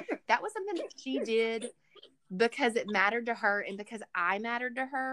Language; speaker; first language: English; native; English